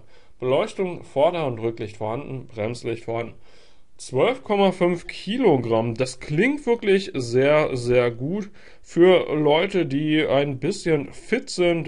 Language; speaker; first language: German; native; German